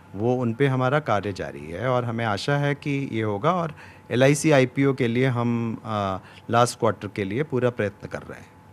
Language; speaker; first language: Hindi; native; Hindi